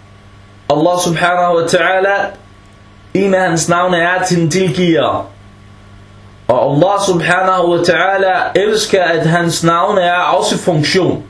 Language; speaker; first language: Danish; early bilingual, other home language; Arabic